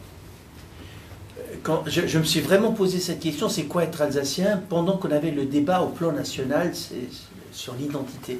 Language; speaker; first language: French; native; French